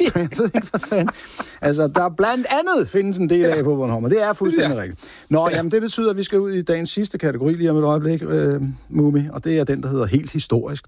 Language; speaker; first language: Danish; native; Danish